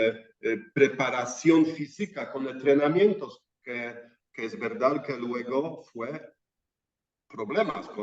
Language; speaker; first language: Spanish; non-native, fluent; Polish